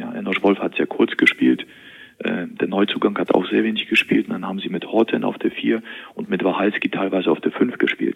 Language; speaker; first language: German; native; German